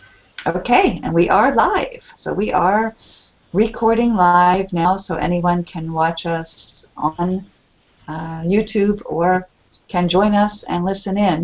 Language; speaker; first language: English; non-native, fluent; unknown